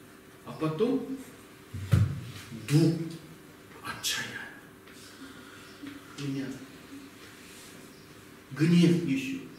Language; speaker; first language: Russian; non-native, learner; Korean